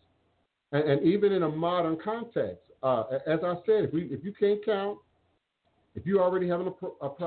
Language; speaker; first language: English; native; English